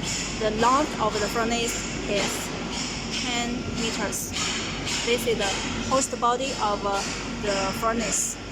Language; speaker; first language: English; non-native, learner; Chinese